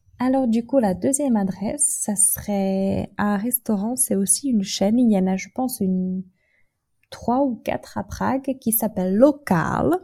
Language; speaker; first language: French; non-native, fluent; Czech